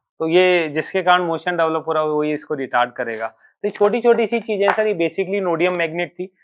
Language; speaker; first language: Hindi; native; Hindi